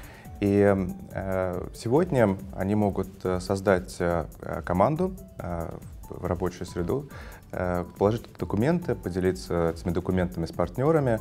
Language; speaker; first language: Russian; native; Russian